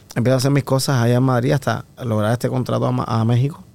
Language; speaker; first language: Spanish; native; Spanish